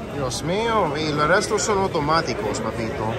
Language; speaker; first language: Spanish; early bilingual, heritage; English